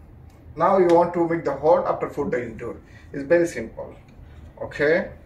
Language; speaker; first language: English; non-native, learner; Bangla